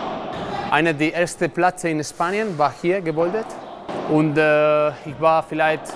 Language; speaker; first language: German; non-native, learner; Spanish